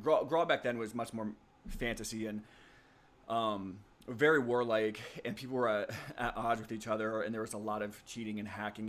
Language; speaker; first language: English; native; English